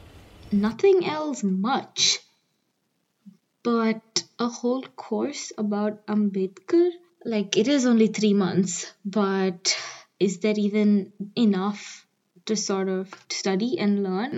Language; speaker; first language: English; non-native, local second language; Hindi